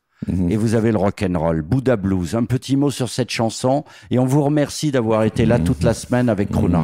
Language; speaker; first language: French; native; French